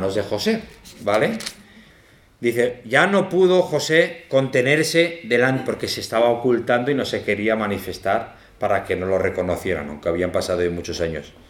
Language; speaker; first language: Spanish; native; Spanish